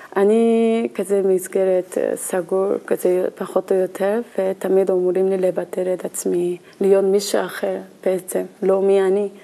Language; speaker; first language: Hebrew; non-native, learner; Korean